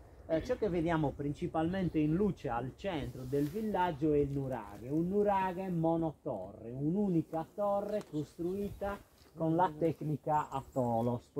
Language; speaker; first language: Italian; native; Italian